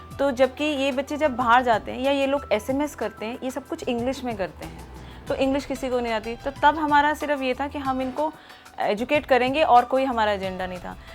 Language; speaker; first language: Hindi; native; Hindi